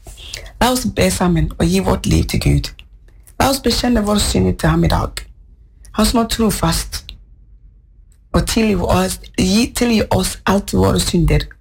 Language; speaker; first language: Swedish; non-native, learner; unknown